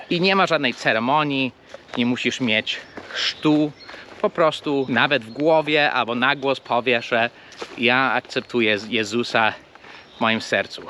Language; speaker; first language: Polish; non-native, fluent; English